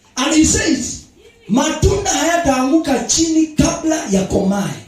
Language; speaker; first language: English; non-native, local second language; Swahili